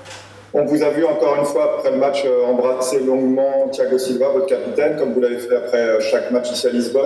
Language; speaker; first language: French; native; French